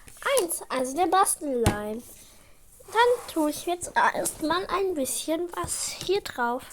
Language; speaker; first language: German; native; German